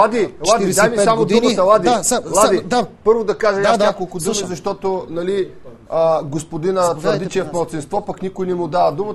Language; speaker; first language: Bulgarian; native; Bulgarian